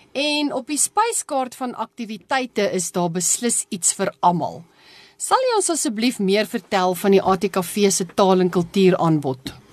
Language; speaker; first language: Afrikaans; native; Afrikaans